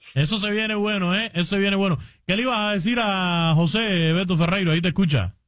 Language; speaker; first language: Spanish; native; Spanish